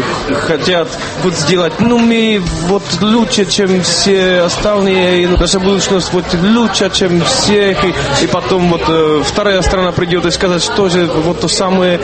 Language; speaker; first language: Russian; non-native, learner; Czech